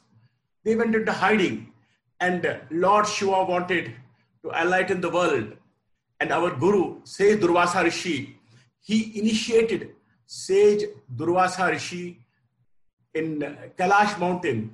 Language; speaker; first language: English; non-native, local second language; Kashmiri